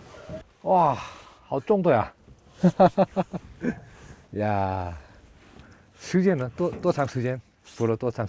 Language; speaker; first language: Chinese; non-native, fluent; Korean